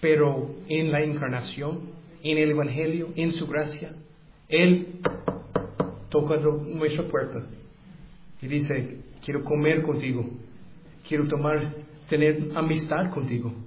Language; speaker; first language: Spanish; non-native, learner; English